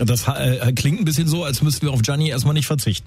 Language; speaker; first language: German; native; German